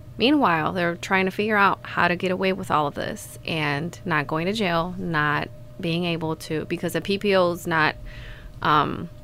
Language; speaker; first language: English; non-native, fluent; Spanish